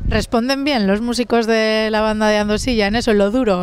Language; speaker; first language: Spanish; native; Spanish